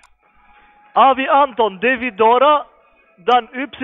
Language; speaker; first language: German; non-native, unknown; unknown